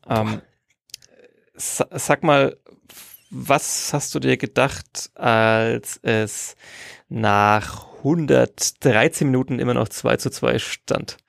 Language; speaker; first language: German; native; German